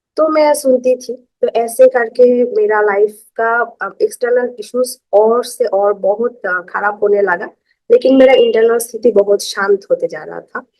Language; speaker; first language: Hindi; non-native, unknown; Bangla